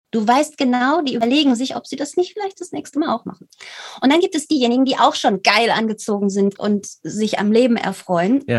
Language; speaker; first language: German; native; German